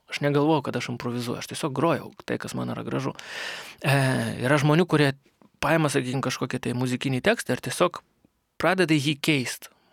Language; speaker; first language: Lithuanian; non-native, local second language; Russian